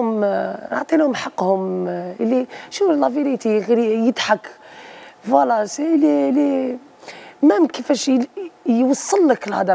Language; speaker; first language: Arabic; native; Arabic